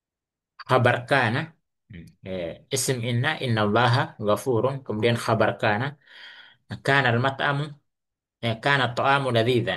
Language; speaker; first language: Arabic; non-native, fluent; Indonesian